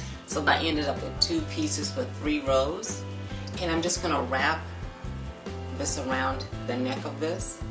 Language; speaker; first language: English; native; English